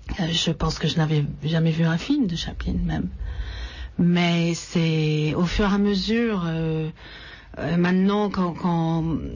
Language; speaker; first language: French; non-native, fluent; English